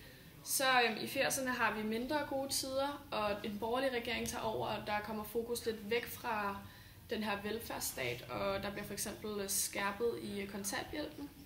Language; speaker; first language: Danish; native; Danish